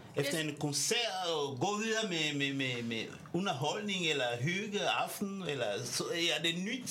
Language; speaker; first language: Danish; non-native, fluent; French